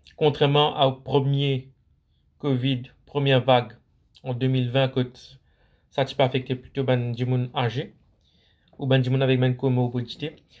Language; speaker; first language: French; non-native, local second language; Morisyen